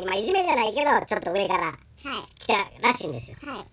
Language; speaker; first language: Japanese; native; Japanese